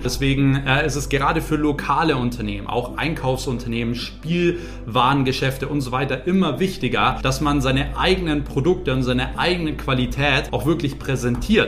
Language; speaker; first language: German; native; German